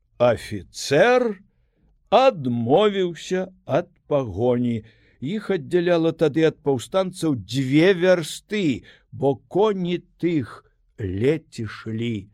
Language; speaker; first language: Belarusian; native; Belarusian